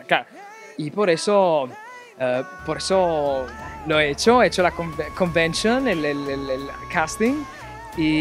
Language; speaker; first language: Spanish; non-native, fluent; German